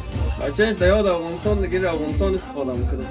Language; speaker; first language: Persian; native; Persian